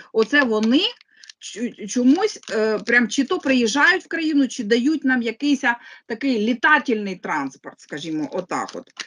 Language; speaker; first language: Ukrainian; non-native, local second language; Russian